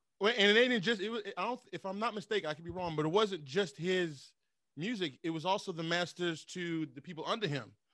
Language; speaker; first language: English; native; English